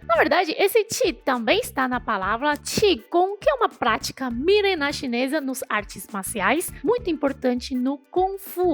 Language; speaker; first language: Portuguese; non-native, fluent; Chinese